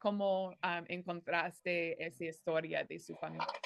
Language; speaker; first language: Spanish; non-native, fluent; English